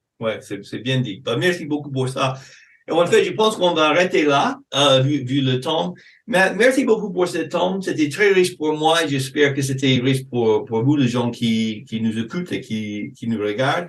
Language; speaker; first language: French; non-native, fluent; English